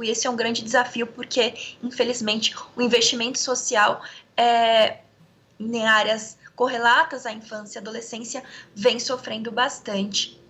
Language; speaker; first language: Portuguese; native; Portuguese